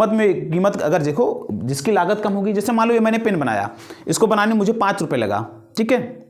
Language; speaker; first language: Hindi; native; Hindi